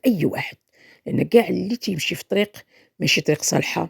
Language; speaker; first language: Arabic; native; Arabic